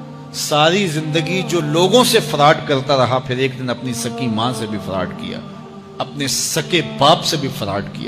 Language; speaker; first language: Urdu; native; Urdu